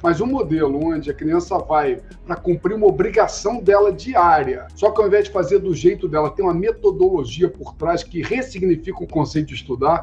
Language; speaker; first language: Portuguese; native; Portuguese